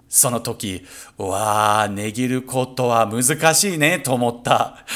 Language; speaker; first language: Japanese; non-native, fluent; English